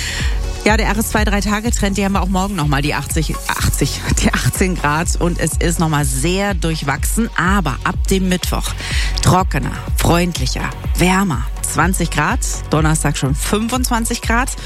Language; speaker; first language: German; native; German